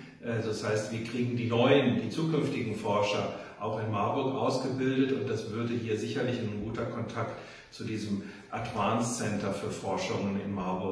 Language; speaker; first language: German; native; German